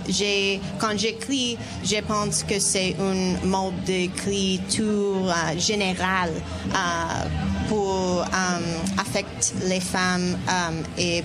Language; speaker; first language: French; non-native, learner; Spanish